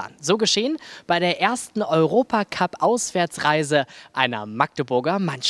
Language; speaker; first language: German; native; German